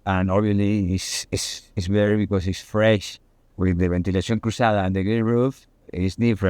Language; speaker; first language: English; non-native, learner; Spanish